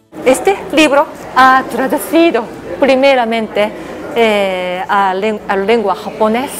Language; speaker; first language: Spanish; non-native, learner; Japanese